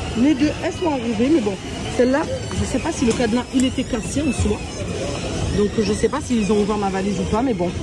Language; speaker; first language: French; early bilingual, other home language; Fula